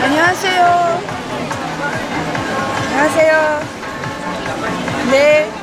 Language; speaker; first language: Korean; non-native, learner; Arabic